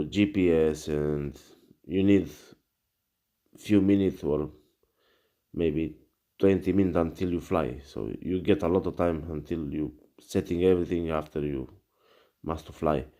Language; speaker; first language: English; non-native, learner; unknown